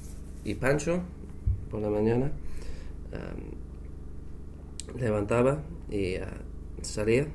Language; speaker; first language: Spanish; non-native, learner; English